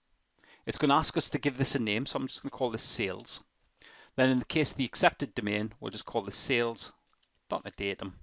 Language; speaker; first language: English; native; English